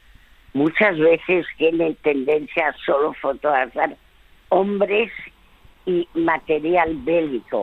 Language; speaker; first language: Spanish; early bilingual, other home language; French